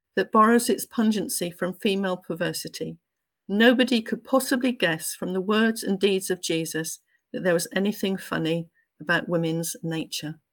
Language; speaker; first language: English; native; English